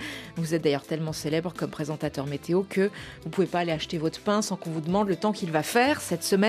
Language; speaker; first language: French; native; French